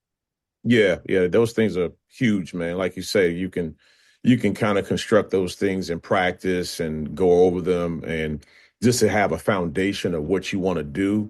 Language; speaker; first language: English; native; English